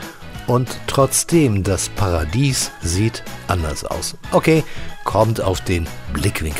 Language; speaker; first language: German; native; German